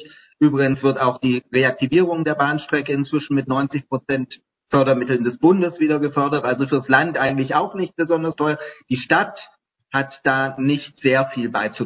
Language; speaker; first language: German; native; German